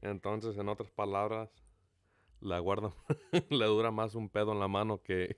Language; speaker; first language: Spanish; early bilingual, heritage; Spanish